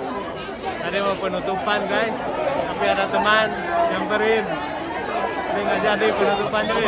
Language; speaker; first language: Japanese; non-native, learner; Indonesian